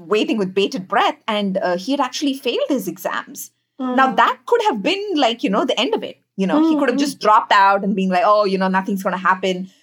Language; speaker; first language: English; non-native, local second language; Kannada